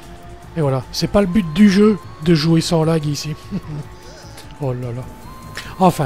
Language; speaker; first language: French; native; French